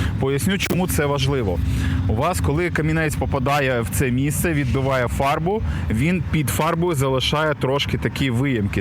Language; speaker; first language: Ukrainian; native; Ukrainian